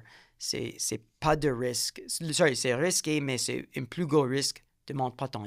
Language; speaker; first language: French; non-native, learner; English